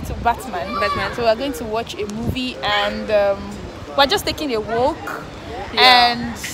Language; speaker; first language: English; non-native, local second language; Yoruba